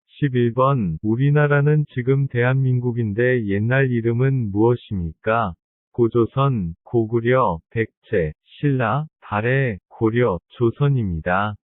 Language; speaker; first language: Korean; non-native, learner; Vietnamese